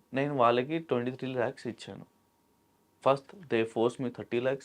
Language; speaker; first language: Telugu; non-native, local second language; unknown